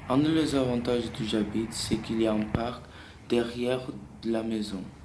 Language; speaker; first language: French; early bilingual, other home language; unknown